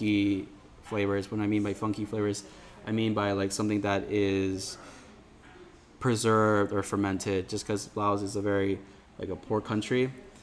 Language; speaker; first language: English; native; English